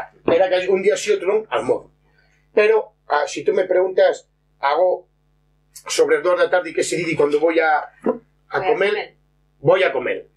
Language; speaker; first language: Spanish; non-native, local second language; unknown